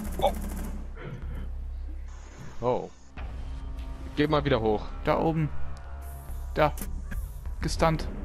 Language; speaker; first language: German; native; German